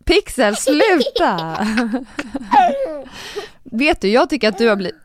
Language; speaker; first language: Swedish; native; Swedish